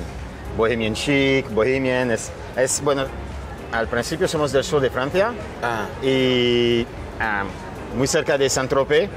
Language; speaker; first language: Spanish; non-native, fluent; French